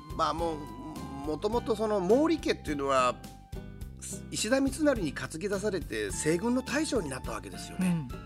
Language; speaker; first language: Japanese; native; Japanese